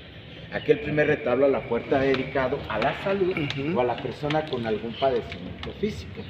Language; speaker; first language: Spanish; native; Spanish